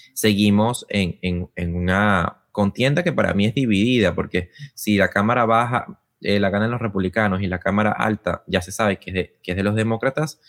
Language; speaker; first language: Spanish; native; Spanish